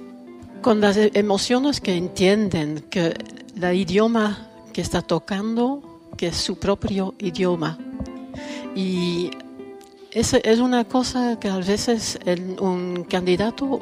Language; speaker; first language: Spanish; non-native, learner; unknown